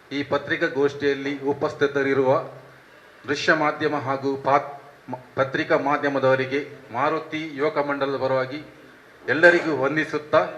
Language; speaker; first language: Kannada; native; Kannada